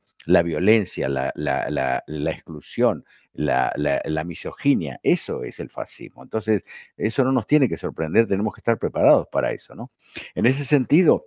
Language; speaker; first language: Spanish; native; Spanish